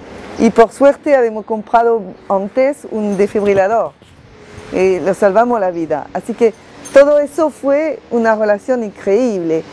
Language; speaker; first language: Spanish; non-native, fluent; French